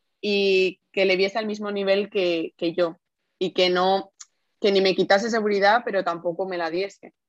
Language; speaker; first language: Spanish; native; Spanish